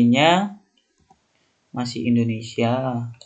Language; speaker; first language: Indonesian; native; Indonesian